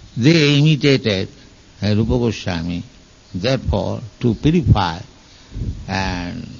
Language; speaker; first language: English; non-native, local second language; Bangla